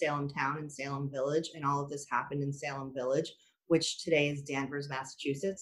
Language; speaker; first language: English; native; English